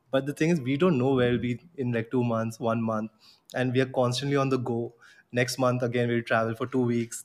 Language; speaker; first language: English; non-native, local second language; Gujarati